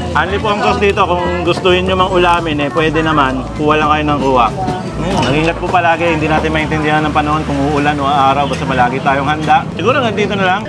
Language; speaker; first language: Filipino; non-native, local second language; Pampanga